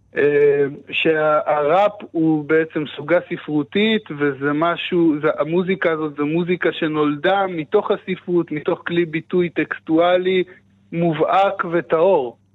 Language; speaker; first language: Hebrew; native; Hebrew